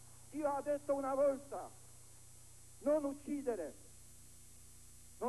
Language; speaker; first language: Italian; non-native, fluent; Polish